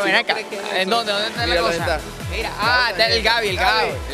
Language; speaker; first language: Spanish; native; Spanish